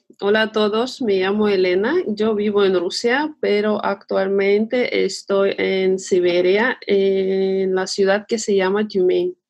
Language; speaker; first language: Spanish; non-native, fluent; Russian